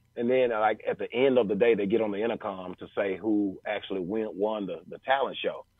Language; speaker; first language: English; native; English